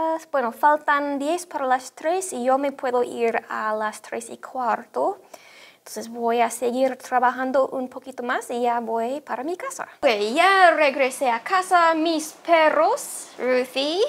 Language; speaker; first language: Spanish; non-native, fluent; English